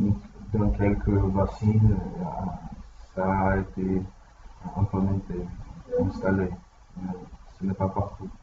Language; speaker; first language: French; non-native, learner; Portuguese